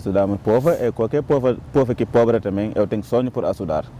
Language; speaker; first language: Portuguese; non-native, learner; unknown